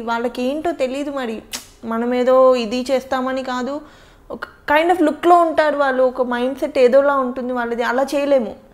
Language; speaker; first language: Telugu; native; Telugu